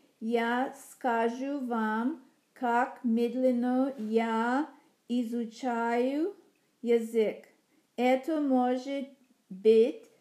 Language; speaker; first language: Russian; non-native, learner; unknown